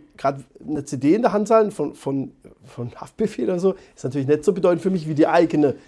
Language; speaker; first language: German; native; German